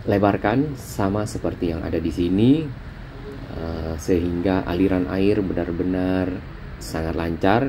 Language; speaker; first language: Indonesian; native; Indonesian